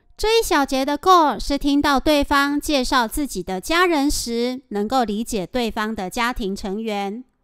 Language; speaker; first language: Chinese; non-native, fluent; Japanese